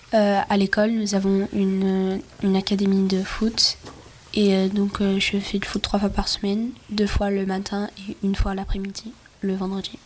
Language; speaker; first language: French; non-native, learner; Swedish